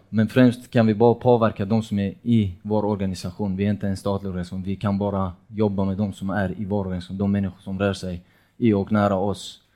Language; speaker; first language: Swedish; non-native, fluent; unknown